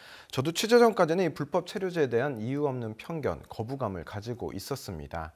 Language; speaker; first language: Korean; native; Korean